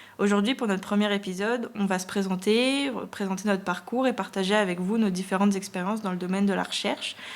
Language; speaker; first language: French; native; French